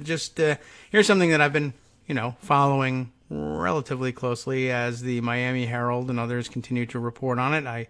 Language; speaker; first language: English; native; English